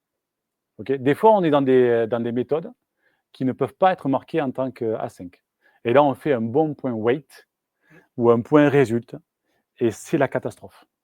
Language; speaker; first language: French; native; French